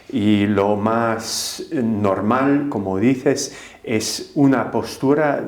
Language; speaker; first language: Spanish; non-native, fluent; English